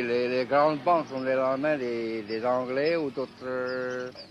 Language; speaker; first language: French; non-native, fluent; Chinese